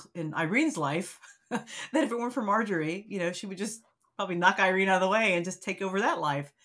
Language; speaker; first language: English; native; English